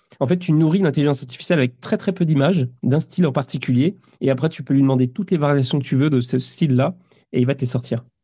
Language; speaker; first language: French; native; French